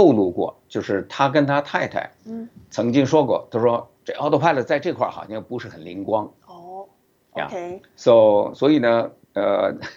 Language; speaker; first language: Chinese; native; Chinese